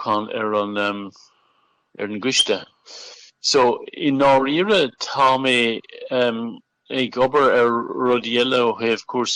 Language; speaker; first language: Irish; non-native, local second language; English